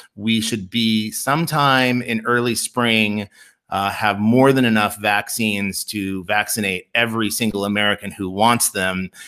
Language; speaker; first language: English; native; English